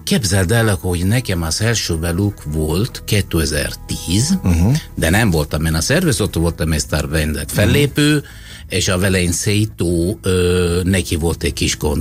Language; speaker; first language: Hungarian; non-native, fluent; Italian